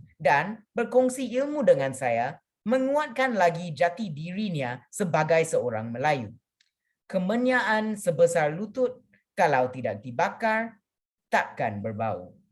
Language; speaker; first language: Malay; non-native, local second language; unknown